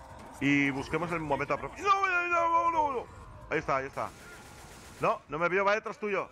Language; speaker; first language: Spanish; native; Spanish